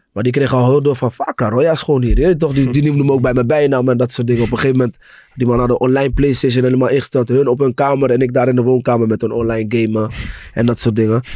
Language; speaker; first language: Dutch; native; Dutch